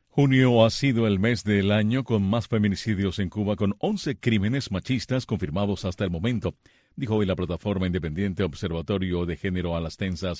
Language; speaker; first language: Spanish; native; Spanish